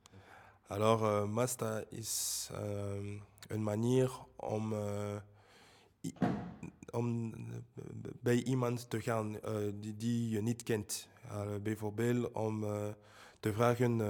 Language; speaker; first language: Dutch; non-native, local second language; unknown